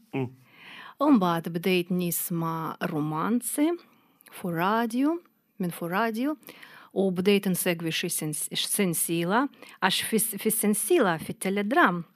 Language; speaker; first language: Maltese; non-native, fluent; Russian